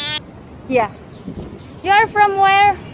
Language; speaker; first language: English; non-native, local second language; Filipino